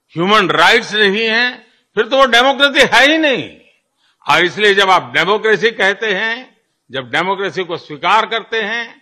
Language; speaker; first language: Hindi; non-native, local second language; Gujarati